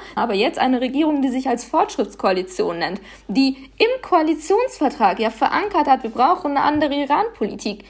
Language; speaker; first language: German; non-native, fluent; Persian